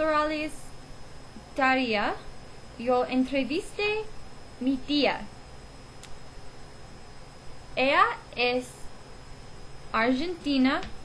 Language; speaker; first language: Spanish; non-native, learner; English